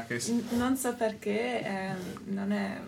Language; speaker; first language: Italian; non-native, local second language; German